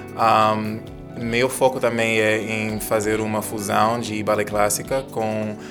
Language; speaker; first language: Portuguese; non-native, fluent; English